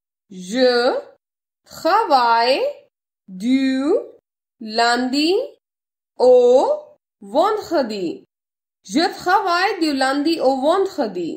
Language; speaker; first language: French; non-native, fluent; Hindi